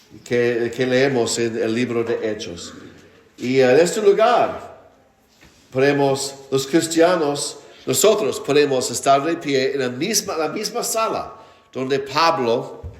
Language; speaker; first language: Spanish; non-native, fluent; English